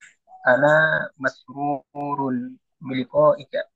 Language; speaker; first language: Arabic; non-native, learner; Indonesian